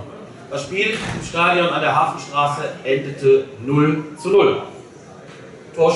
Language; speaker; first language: German; native; German